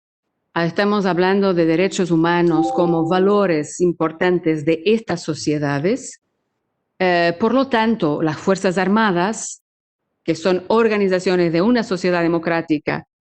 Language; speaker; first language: Spanish; non-native, fluent; Portuguese